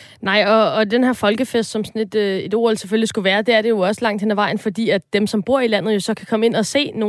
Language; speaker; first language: Danish; native; Danish